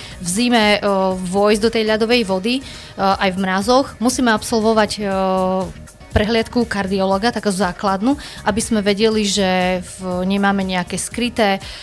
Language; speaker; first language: Slovak; native; Slovak